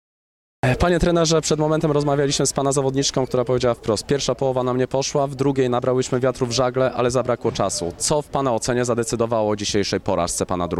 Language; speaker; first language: Polish; native; Polish